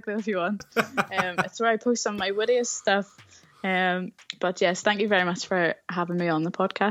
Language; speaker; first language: English; native; English